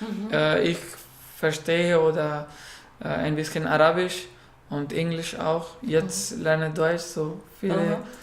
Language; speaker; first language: German; non-native, learner; Pashto